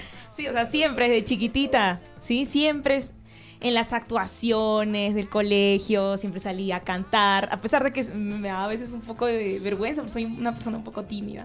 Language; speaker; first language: Spanish; native; Spanish